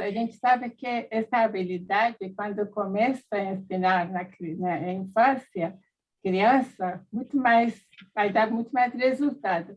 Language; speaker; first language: Portuguese; non-native, fluent; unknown